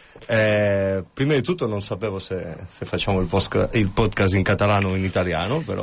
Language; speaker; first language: Italian; non-native, fluent; Catalan